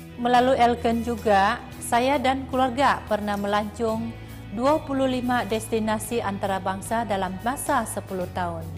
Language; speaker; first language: Malay; non-native, local second language; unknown